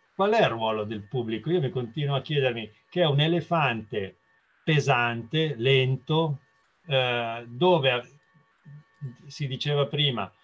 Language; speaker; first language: Italian; native; Italian